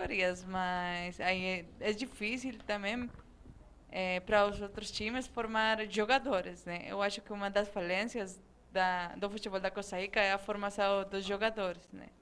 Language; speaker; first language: Portuguese; non-native, fluent; Spanish